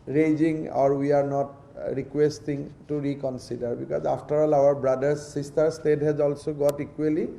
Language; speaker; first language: English; non-native, local second language; Assamese